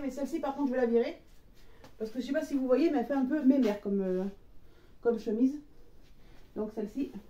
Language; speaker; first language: French; native; French